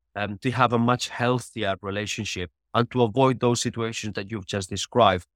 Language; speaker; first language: English; non-native, fluent; Spanish